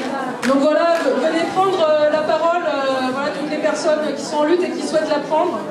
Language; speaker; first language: French; native; French